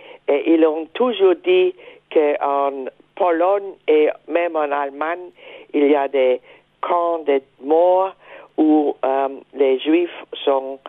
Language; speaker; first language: French; non-native, fluent; German